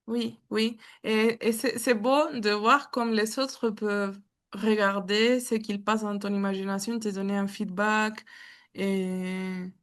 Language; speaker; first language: French; non-native, learner; Spanish